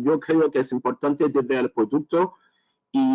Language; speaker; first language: Spanish; non-native, learner; French